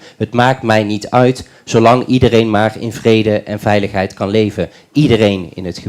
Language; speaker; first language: Dutch; native; Dutch